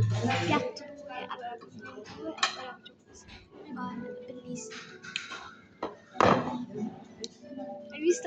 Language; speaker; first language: Italian; early bilingual, other home language; Bangla